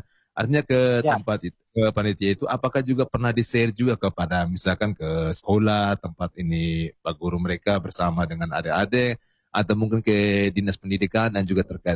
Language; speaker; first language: Indonesian; native; Indonesian